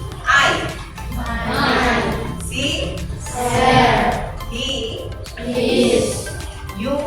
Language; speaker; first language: English; non-native, fluent; Indonesian